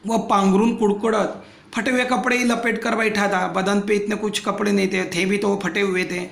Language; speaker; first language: Hindi; non-native, local second language; Marathi